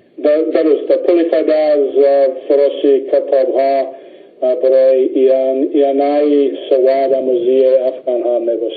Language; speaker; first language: Persian; non-native, learner; English